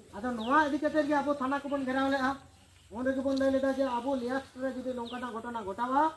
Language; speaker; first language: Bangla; non-native, local second language; Santali